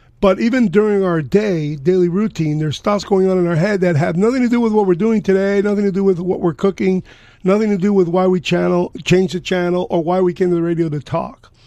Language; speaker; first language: English; early bilingual, other home language; Spanish